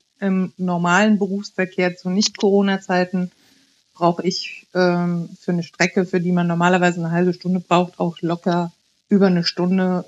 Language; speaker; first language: German; early bilingual, other home language; Italian